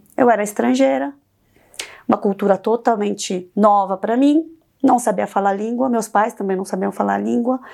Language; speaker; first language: Portuguese; early bilingual, other home language; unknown